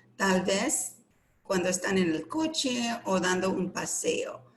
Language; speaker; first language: Spanish; non-native, learner; English